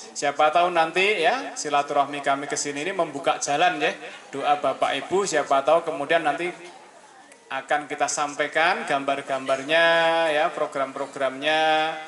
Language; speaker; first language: Indonesian; native; Indonesian